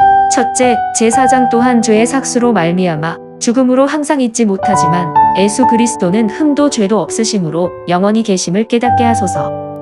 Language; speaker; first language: Korean; native; Korean